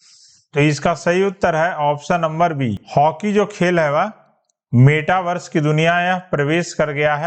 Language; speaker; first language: Hindi; native; Hindi